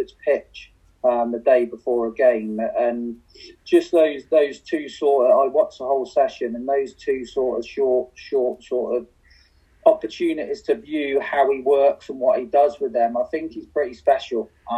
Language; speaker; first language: English; native; English